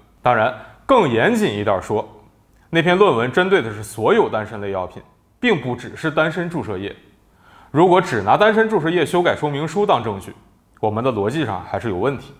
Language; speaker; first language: Chinese; native; Chinese